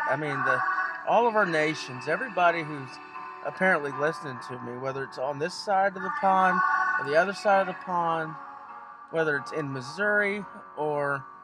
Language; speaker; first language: English; native; English